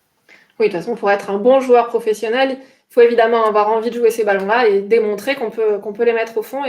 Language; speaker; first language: French; native; French